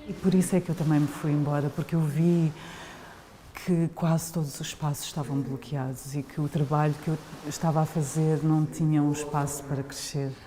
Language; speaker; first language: Portuguese; native; Portuguese